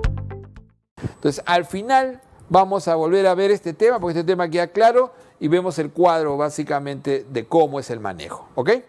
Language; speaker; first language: Spanish; native; Spanish